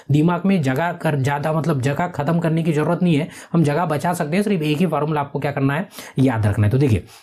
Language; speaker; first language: Hindi; non-native, local second language; Marathi